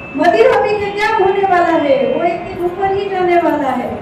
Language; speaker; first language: Hindi; non-native, local second language; Marathi